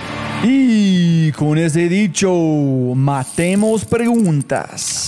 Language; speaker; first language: Spanish; non-native, fluent; English